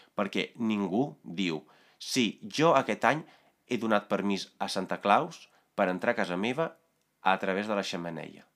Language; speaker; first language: Catalan; non-native, fluent; Italian